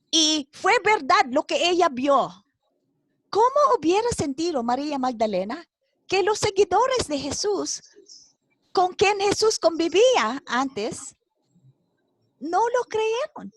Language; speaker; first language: Spanish; non-native, fluent; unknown